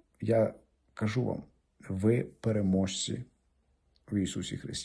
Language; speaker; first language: Ukrainian; native; Ukrainian